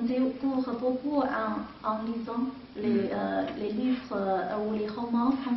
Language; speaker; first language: French; non-native, fluent; Chinese